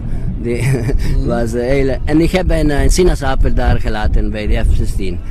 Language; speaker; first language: Dutch; non-native, learner; Italian